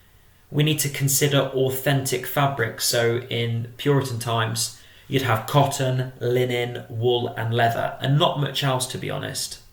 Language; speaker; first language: English; native; English